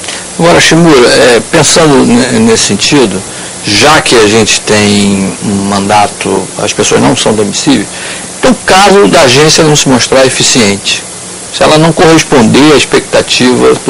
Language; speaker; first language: Portuguese; native; Portuguese